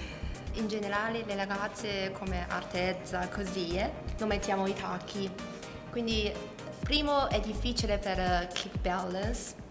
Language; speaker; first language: Italian; non-native, learner; Chinese